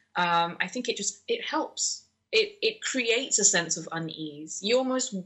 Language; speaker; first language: English; native; English